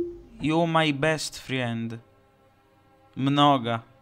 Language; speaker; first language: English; non-native, learner; Italian